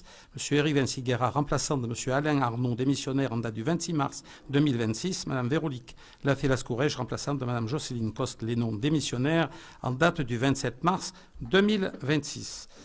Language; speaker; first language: French; native; French